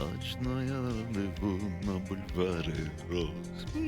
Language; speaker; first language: Russian; non-native, learner; English